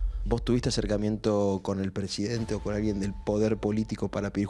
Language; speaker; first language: Spanish; native; Spanish